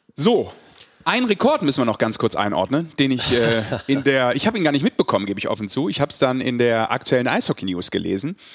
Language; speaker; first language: German; native; German